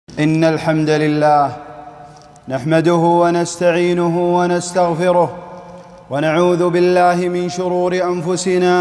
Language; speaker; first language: Arabic; native; Arabic